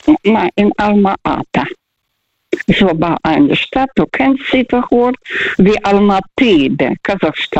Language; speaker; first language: German; early bilingual, heritage; Russian